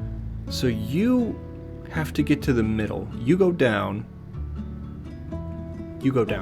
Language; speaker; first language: English; native; English